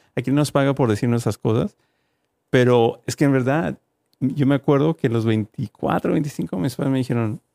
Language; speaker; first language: Spanish; native; Spanish